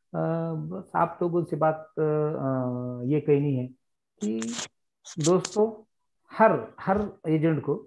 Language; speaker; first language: Hindi; non-native, local second language; Marathi